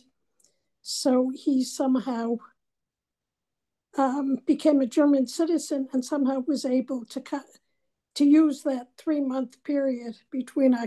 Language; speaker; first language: English; native; English